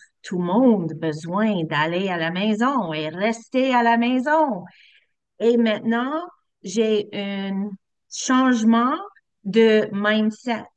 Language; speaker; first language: French; non-native, learner; English